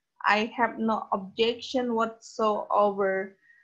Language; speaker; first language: English; non-native, fluent; Indonesian